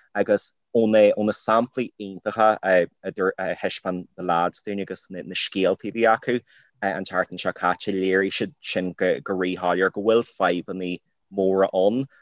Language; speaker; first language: Irish; native; Irish